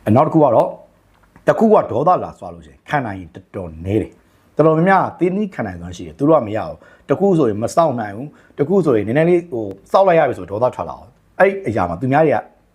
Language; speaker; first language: Burmese; native; Burmese